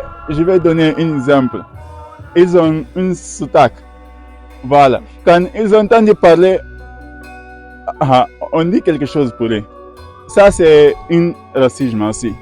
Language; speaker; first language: French; non-native, learner; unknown